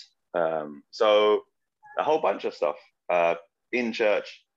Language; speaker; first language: English; native; English